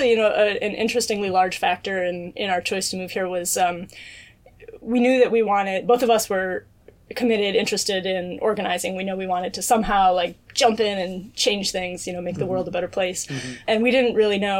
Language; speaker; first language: English; native; English